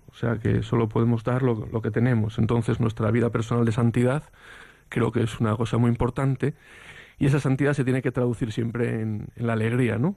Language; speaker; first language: Spanish; native; Spanish